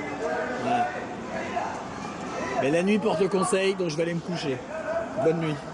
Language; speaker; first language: French; native; French